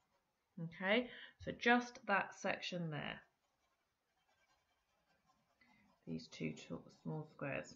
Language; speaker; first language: English; native; English